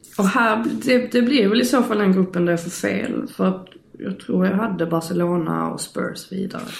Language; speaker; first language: Swedish; native; Swedish